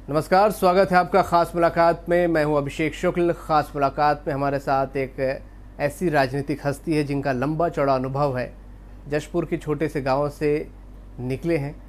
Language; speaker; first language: Hindi; native; Hindi